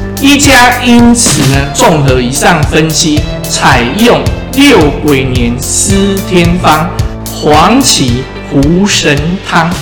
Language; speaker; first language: Chinese; native; Chinese